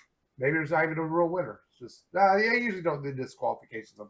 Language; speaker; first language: English; native; English